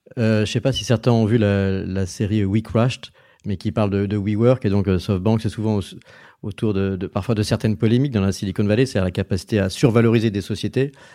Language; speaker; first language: French; native; French